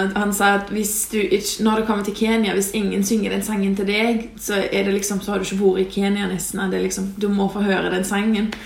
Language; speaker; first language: Norwegian; early bilingual, other home language; Lithuanian